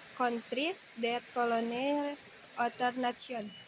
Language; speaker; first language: English; non-native, learner; Indonesian